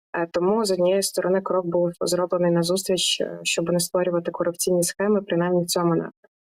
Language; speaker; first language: Ukrainian; native; Ukrainian